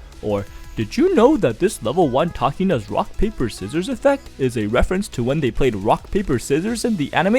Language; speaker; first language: English; native; English